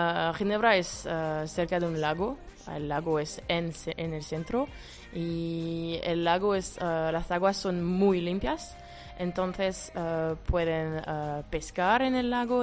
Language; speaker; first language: Spanish; non-native, fluent; French